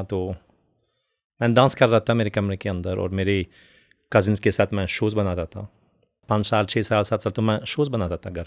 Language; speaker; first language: Hindi; non-native, fluent; French